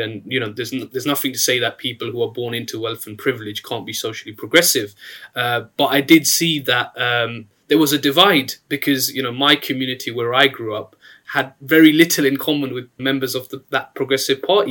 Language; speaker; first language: English; native; English